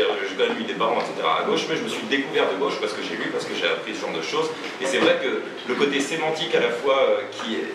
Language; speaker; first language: French; native; French